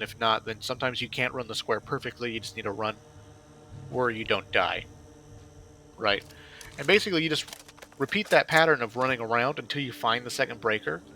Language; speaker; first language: English; native; English